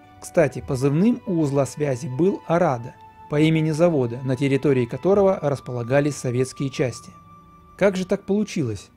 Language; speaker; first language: Russian; native; Russian